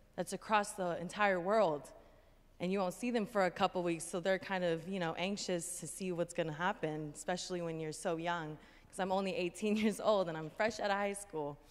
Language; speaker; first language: English; native; English